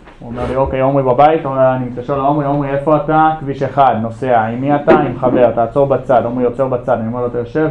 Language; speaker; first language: Hebrew; early bilingual, other home language; English